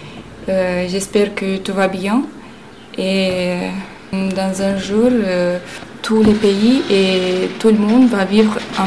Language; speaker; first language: French; non-native, learner; Romanian